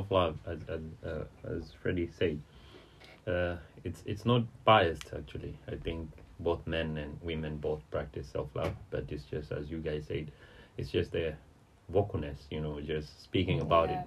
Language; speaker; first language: English; non-native, local second language; Swahili